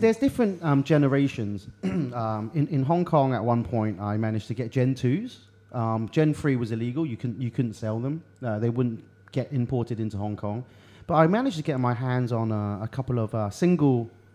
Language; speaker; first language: English; early bilingual, other home language; Cantonese